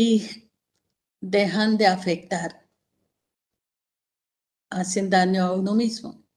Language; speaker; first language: Spanish; non-native, fluent; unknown